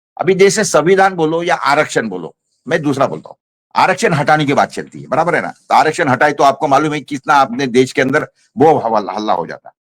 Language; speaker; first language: Hindi; non-native, local second language; Marathi